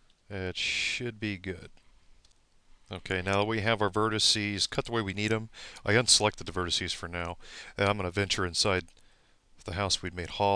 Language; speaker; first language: English; native; English